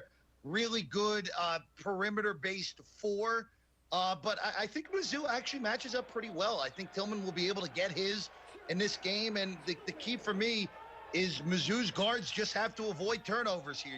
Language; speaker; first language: English; native; English